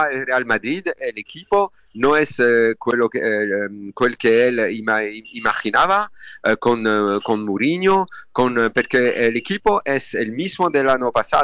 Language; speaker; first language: Spanish; non-native, learner; French